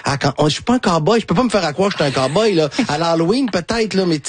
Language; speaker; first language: French; native; French